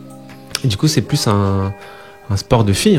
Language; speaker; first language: French; native; French